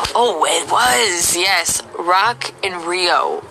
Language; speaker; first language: English; native; English